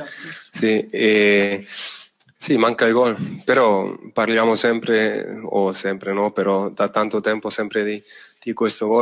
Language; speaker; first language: Italian; non-native, fluent; German